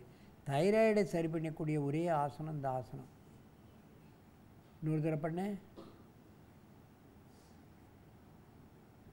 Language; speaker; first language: Tamil; native; Tamil